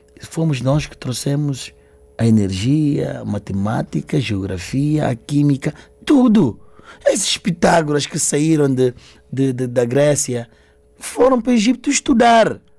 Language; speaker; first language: Portuguese; non-native, local second language; Upper Guinea Crioulo